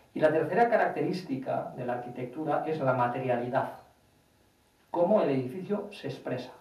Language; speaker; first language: Spanish; native; Spanish